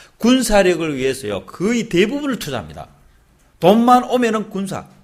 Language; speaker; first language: Korean; native; Korean